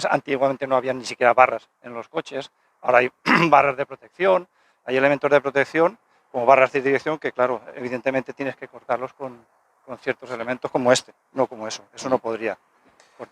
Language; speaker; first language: Spanish; native; Spanish